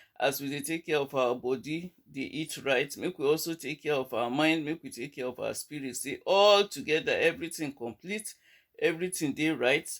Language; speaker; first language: Nigerian Pidgin; non-native, local second language; Yoruba